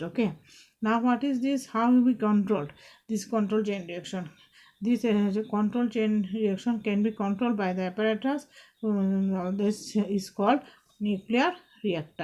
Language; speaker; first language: English; non-native, local second language; Bangla